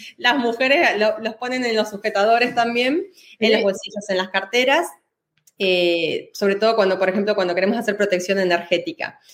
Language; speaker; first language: Spanish; native; Spanish